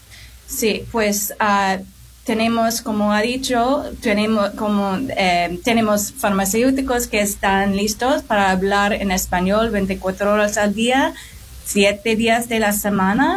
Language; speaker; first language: Spanish; non-native, fluent; English